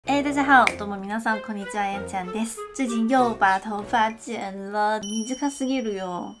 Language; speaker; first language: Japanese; non-native, fluent; Chinese